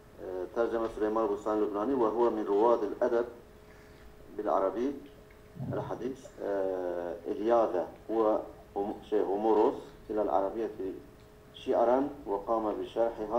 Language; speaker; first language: Arabic; non-native, learner; Turkish